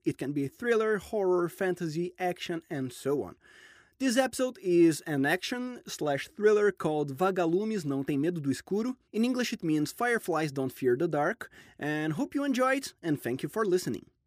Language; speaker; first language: English; non-native, fluent; Portuguese